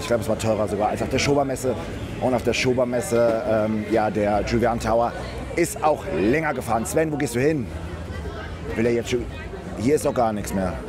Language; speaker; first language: German; native; German